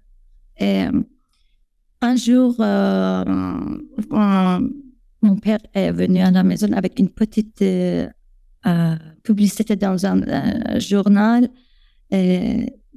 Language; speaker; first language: French; non-native, fluent; Persian